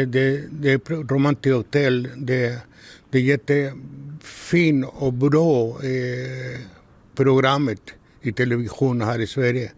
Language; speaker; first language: Swedish; non-native, learner; Spanish